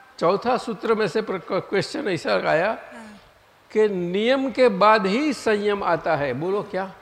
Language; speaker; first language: Hindi; non-native, local second language; Gujarati